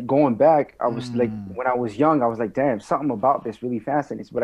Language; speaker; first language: English; non-native, fluent; French